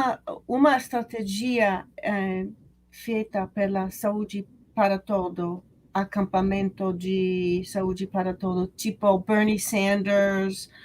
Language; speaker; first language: Portuguese; non-native, learner; English